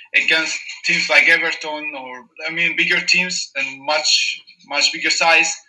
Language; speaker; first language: English; non-native, fluent; Greek